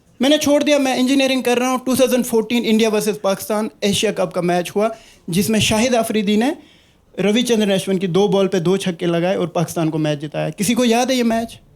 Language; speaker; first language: Hindi; non-native, local second language; Kashmiri